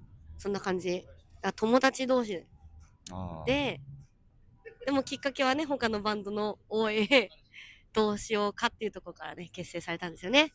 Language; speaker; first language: Japanese; native; Japanese